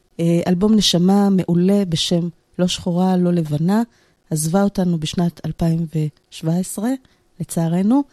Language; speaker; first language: Hebrew; native; Hebrew